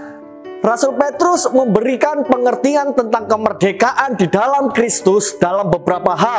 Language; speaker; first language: Indonesian; native; Indonesian